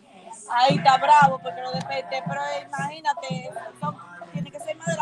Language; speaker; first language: Spanish; native; Spanish